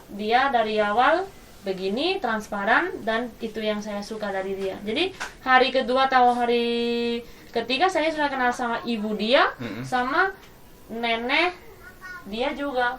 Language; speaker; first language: Indonesian; non-native, fluent; Spanish